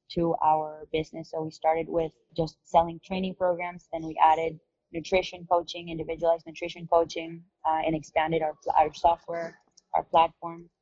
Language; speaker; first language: English; non-native, fluent; Spanish